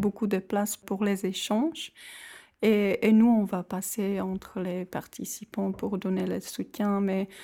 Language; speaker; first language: French; non-native, fluent; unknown